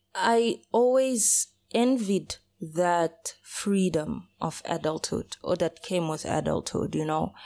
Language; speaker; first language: English; early bilingual, other home language; Portuguese